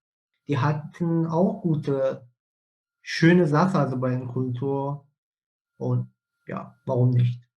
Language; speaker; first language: German; non-native, fluent; Persian